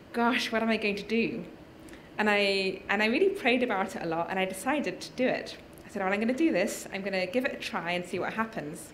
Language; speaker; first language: English; native; English